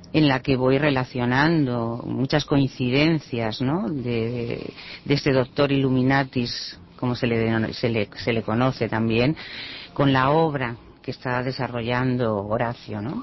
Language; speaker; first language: Spanish; early bilingual, heritage; Spanish